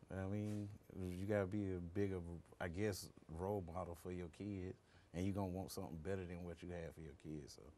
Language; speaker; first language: English; native; English